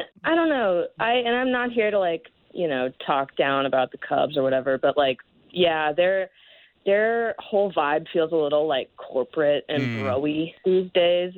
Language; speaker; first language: English; native; English